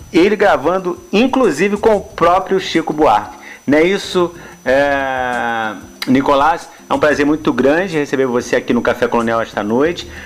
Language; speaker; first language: Portuguese; native; Portuguese